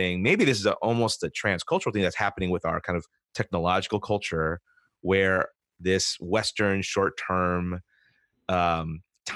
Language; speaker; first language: English; native; English